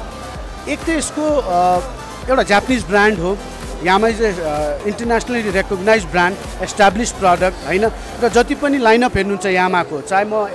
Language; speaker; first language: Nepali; native; Nepali